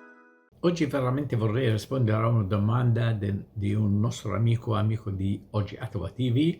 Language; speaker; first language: Italian; non-native, fluent; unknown